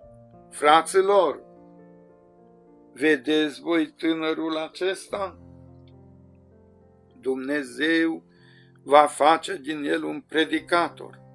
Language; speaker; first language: Romanian; native; Romanian